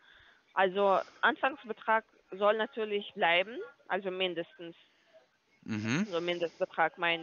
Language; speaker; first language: German; non-native, learner; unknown